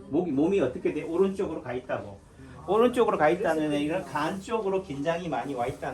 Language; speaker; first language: Korean; native; Korean